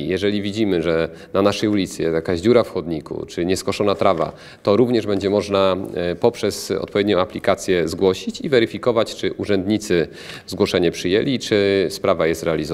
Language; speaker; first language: Polish; native; Polish